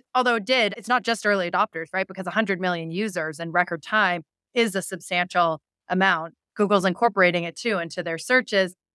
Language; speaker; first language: English; native; English